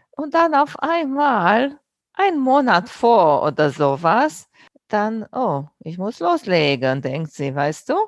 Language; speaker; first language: German; non-native, fluent; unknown